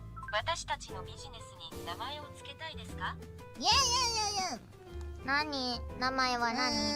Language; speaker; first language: Japanese; non-native, learner; Indonesian